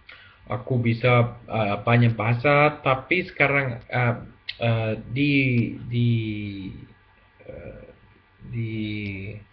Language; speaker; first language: Indonesian; non-native, learner; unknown